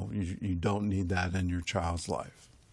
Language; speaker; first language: English; native; English